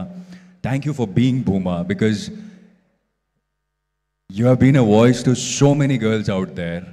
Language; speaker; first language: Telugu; non-native, local second language; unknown